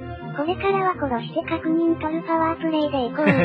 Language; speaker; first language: Japanese; native; Japanese